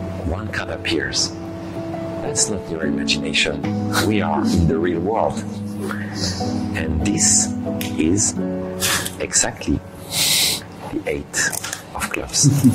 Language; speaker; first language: English; non-native, fluent; French